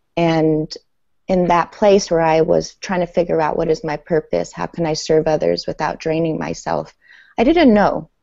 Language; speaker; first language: English; early bilingual, other home language; Persian